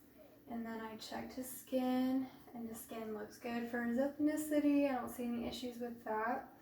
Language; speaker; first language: English; native; English